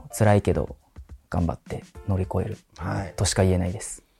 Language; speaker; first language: Japanese; native; Japanese